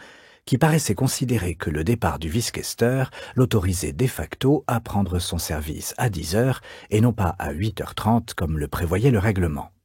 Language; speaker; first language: French; native; French